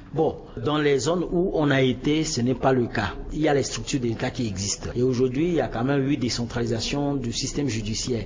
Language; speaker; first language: French; non-native, local second language; Sango